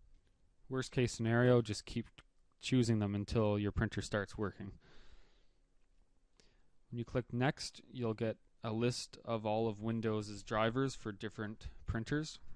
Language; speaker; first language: English; native; English